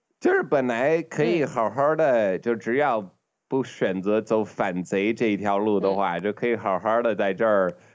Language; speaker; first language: Chinese; non-native, fluent; English